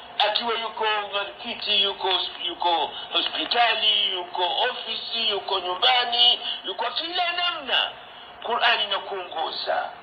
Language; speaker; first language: Swahili; native; Swahili